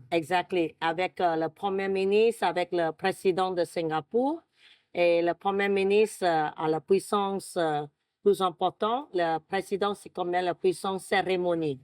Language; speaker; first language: French; non-native, fluent; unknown